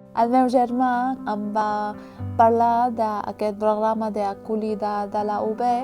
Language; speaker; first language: Catalan; non-native, learner; Arabic